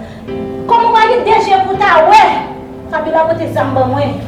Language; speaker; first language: Portuguese; non-native, learner; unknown